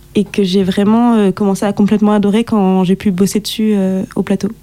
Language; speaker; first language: French; native; French